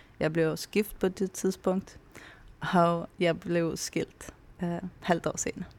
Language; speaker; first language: Danish; non-native, local second language; Faroese